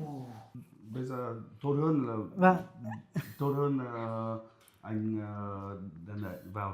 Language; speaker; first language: Vietnamese; non-native, learner; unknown